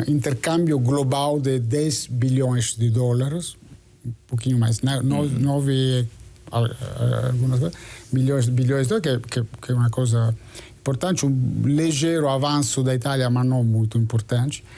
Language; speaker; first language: Portuguese; non-native, fluent; Italian